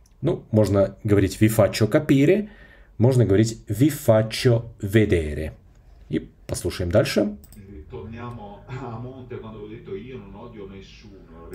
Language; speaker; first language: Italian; non-native, fluent; Russian